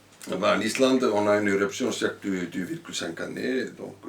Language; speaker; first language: French; non-native, fluent; Icelandic